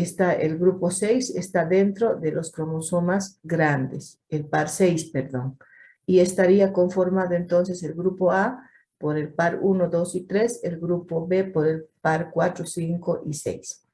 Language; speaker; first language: Spanish; native; Spanish